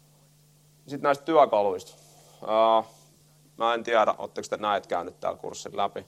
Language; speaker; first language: Finnish; native; Finnish